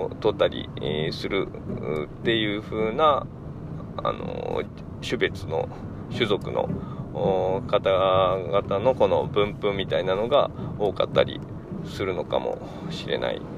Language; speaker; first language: Japanese; native; Japanese